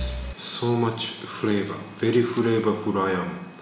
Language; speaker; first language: English; non-native, fluent; Japanese